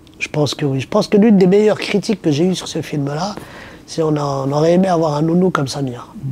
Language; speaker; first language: French; early bilingual, other home language; Arabic